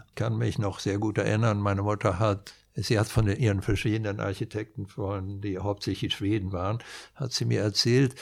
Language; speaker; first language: German; non-native, fluent; Swedish